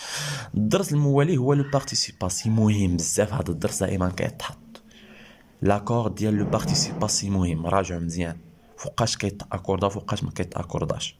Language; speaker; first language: Arabic; native; Arabic